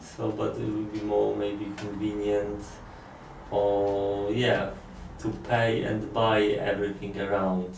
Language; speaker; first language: English; non-native, learner; Polish